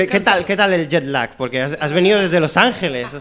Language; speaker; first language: Spanish; native; Spanish